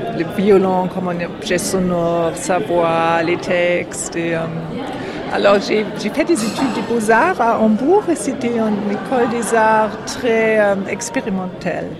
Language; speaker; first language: French; non-native, fluent; German